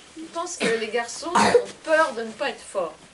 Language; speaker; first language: French; native; French